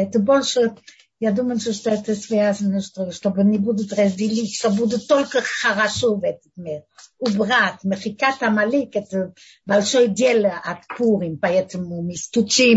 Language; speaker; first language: Russian; non-native, learner; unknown